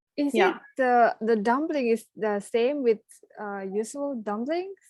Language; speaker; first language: English; non-native, learner; Indonesian